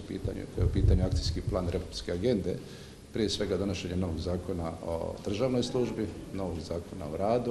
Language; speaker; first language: Serbian; native; Serbian